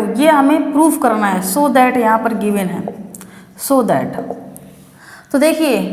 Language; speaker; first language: Hindi; native; Hindi